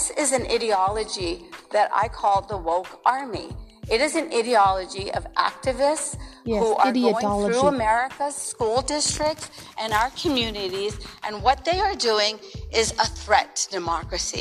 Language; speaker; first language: English; early bilingual, other home language; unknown